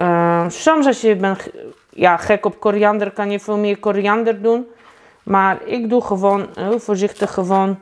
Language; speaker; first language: Dutch; non-native, fluent; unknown